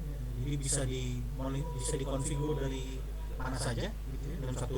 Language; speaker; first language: Indonesian; native; Indonesian